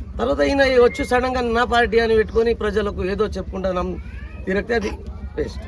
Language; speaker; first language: Telugu; non-native, local second language; Lambadi